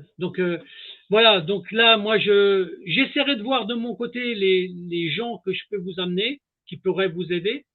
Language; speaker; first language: French; native; French